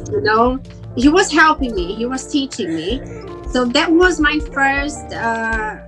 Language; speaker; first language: English; non-native, fluent; Portuguese